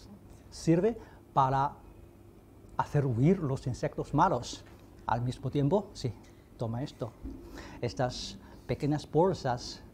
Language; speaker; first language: Spanish; non-native, fluent; Chinese